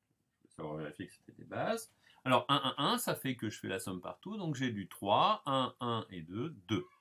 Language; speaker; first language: French; native; French